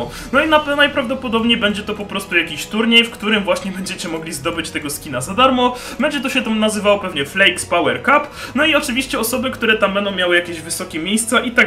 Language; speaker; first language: Polish; native; Polish